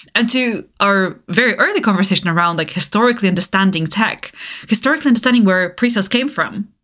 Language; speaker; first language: English; non-native, fluent; Bulgarian